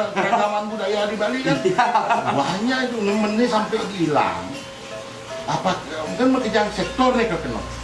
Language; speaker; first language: Indonesian; non-native, local second language; Balinese